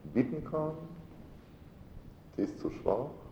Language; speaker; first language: German; non-native, fluent; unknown